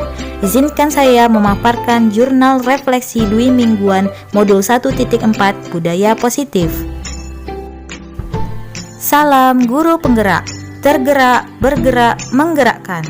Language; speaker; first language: Indonesian; native; Indonesian